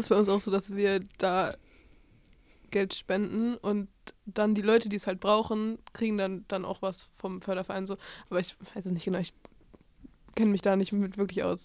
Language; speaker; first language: German; native; German